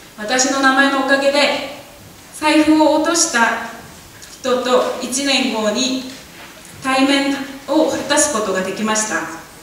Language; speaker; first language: Japanese; non-native, fluent; Korean